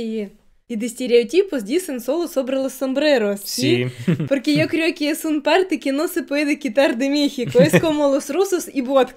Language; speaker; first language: Spanish; non-native, fluent; Russian